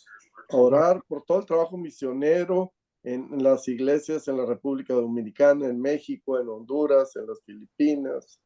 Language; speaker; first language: Spanish; native; Spanish